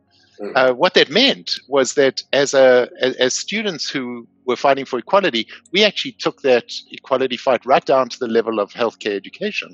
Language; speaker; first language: English; native; English